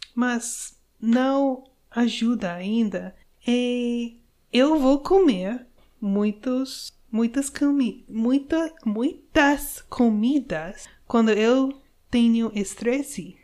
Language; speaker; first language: Portuguese; non-native, fluent; English